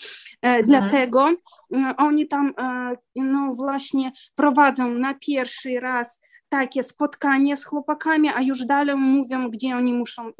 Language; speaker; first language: Polish; non-native, learner; Ukrainian